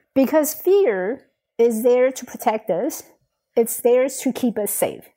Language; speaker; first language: English; non-native, fluent; Chinese